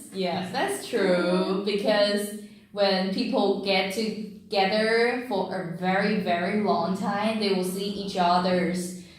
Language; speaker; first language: English; non-native, learner; Chinese